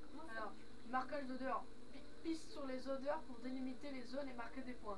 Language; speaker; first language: French; native; French